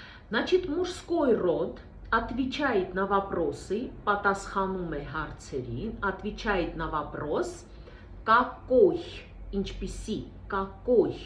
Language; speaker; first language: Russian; non-native, fluent; Armenian